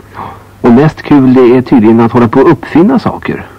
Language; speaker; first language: Swedish; native; Swedish